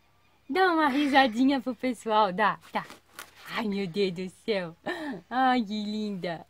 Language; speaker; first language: Portuguese; native; Portuguese